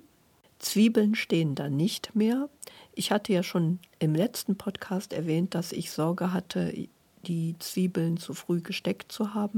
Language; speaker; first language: German; native; German